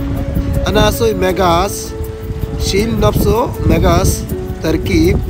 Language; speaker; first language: Arabic; non-native, learner; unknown